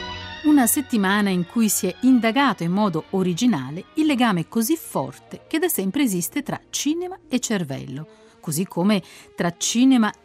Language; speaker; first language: Italian; native; Italian